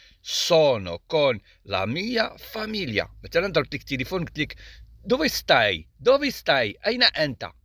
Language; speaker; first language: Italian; non-native, learner; Arabic